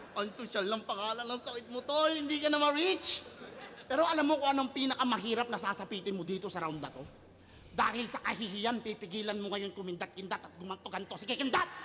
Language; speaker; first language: Filipino; native; Filipino